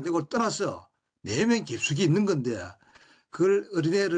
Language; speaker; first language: Korean; native; Korean